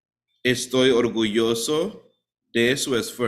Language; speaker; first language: Spanish; non-native, fluent; English